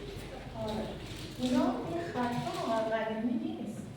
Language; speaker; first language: Persian; native; Persian